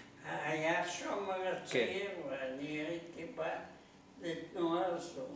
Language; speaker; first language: Hebrew; non-native, learner; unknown